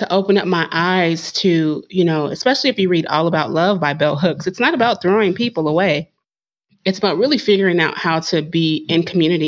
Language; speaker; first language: English; native; English